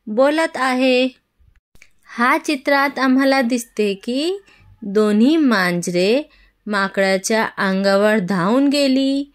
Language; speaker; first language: Marathi; non-native, local second language; Urdu